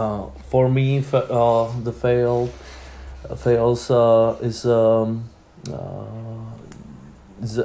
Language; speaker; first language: English; non-native, learner; Czech